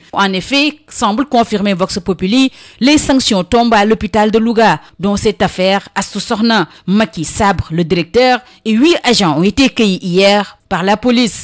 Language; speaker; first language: French; non-native, local second language; Wolof